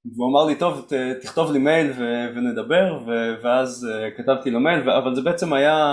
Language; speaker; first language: Hebrew; native; Hebrew